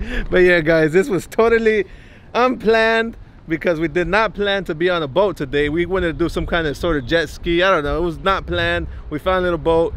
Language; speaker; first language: English; early bilingual, other home language; Spanish